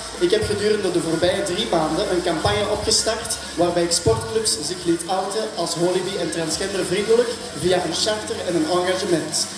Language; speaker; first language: Dutch; native; Dutch